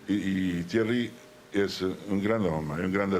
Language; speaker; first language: French; non-native, learner; Italian